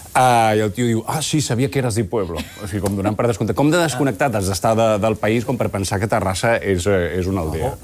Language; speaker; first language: Catalan; non-native, local second language; Spanish